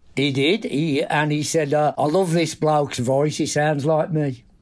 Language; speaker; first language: English; native; English